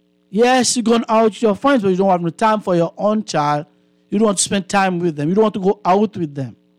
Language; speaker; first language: English; non-native, fluent; Haitian Creole